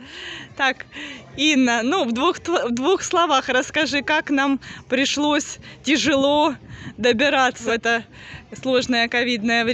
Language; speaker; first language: Russian; native; Russian